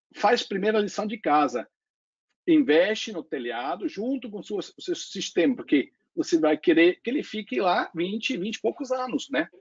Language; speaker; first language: Portuguese; non-native, fluent; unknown